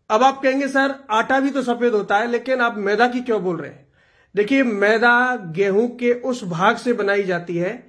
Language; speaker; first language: Hindi; non-native, local second language; Gujarati